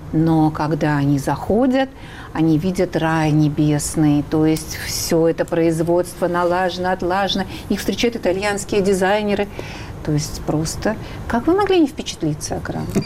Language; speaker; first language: Russian; native; Russian